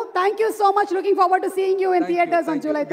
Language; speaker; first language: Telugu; native; Telugu